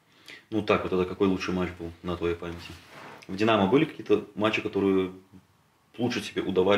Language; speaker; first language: Russian; native; Russian